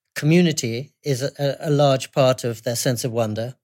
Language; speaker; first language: English; native; English